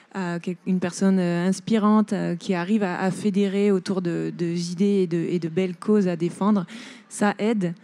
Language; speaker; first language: French; native; French